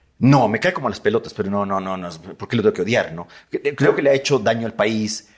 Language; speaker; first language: Spanish; native; Spanish